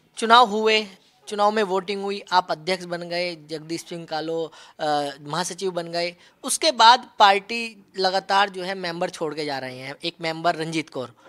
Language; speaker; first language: Hindi; native; Hindi